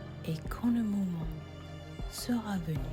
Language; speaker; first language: French; native; French